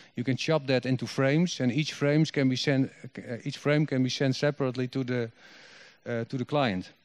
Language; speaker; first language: English; non-native, fluent; Dutch